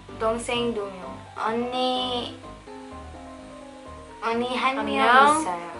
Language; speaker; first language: Korean; non-native, learner; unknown